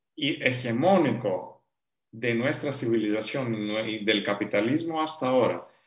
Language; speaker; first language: Spanish; non-native, fluent; Greek